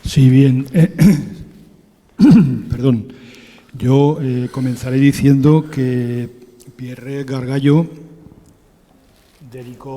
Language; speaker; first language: Spanish; native; Spanish